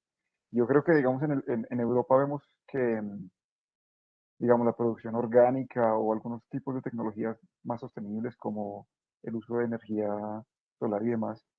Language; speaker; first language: Spanish; native; Spanish